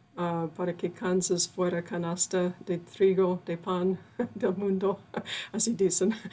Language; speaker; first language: Spanish; non-native, fluent; English